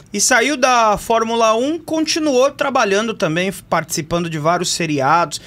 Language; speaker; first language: Portuguese; native; Portuguese